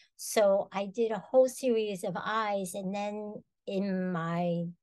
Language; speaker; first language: English; native; English